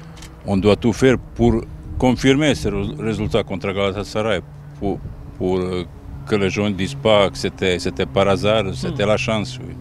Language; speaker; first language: French; non-native, fluent; Bosnian